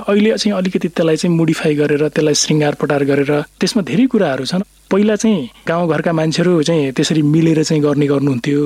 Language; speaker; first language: Nepali; non-native, local second language; Rana Tharu